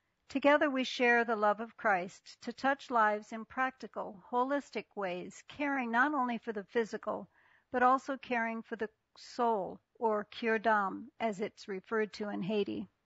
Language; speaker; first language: English; native; English